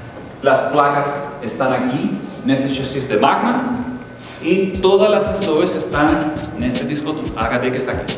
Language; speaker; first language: Portuguese; non-native, learner; Spanish